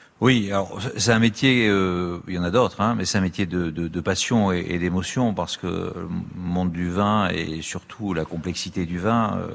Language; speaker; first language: French; native; French